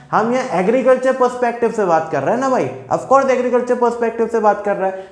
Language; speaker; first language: Hindi; native; Hindi